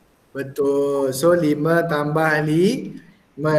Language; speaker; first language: Malay; native; Malay